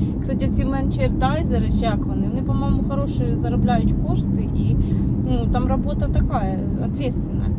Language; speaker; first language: Ukrainian; non-native, local second language; Russian